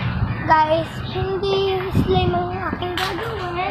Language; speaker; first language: Filipino; native; Filipino